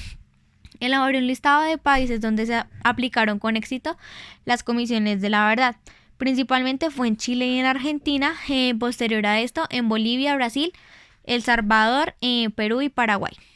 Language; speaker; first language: Spanish; native; Spanish